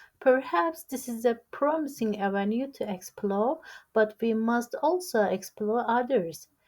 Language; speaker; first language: English; non-native, fluent; Turkish